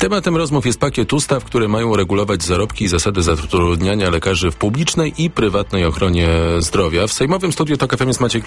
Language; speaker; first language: Polish; native; Polish